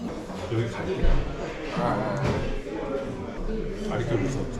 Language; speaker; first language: Korean; non-native, learner; Russian